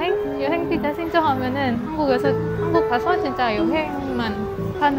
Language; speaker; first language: Korean; non-native, local second language; Indonesian